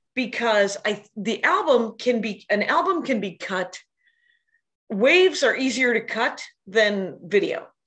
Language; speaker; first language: English; native; English